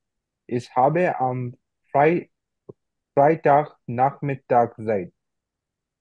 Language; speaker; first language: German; non-native, learner; Bangla